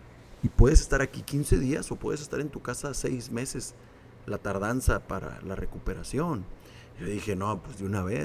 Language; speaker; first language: Spanish; native; Spanish